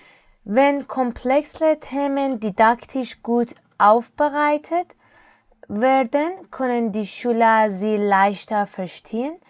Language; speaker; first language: German; non-native, fluent; Persian